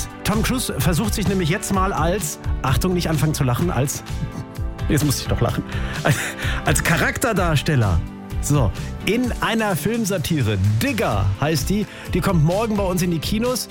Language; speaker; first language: German; native; German